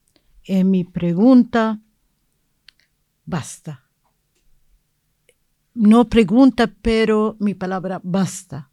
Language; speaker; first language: Spanish; non-native, learner; Arabic